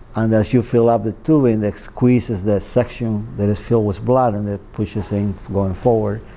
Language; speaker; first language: English; non-native, fluent; Spanish